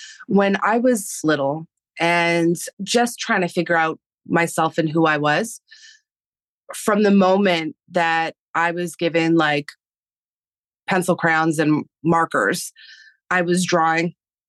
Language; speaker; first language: English; early bilingual, other home language; Spanish